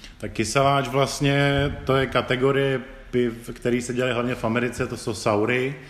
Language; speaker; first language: Czech; early bilingual, other home language; Greek